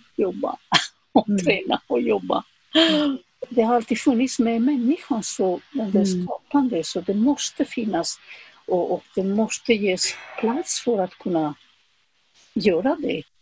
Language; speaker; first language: Swedish; non-native, fluent; Spanish